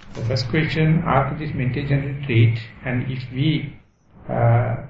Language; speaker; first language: English; non-native, local second language; Sinhala